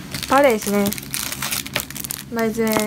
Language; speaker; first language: Portuguese; early bilingual, heritage; Portuguese